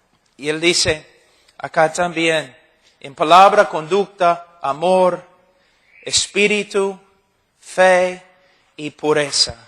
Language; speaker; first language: Spanish; non-native, fluent; English